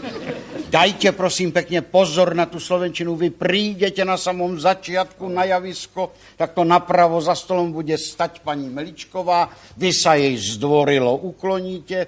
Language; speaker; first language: Czech; native; Czech